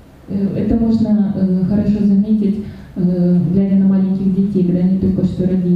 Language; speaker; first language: Russian; native; Russian